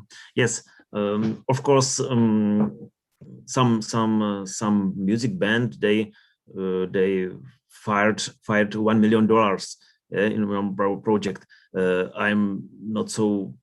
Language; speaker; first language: English; non-native, learner; Czech